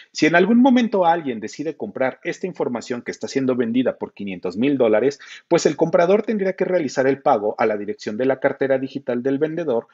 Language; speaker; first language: Spanish; native; Spanish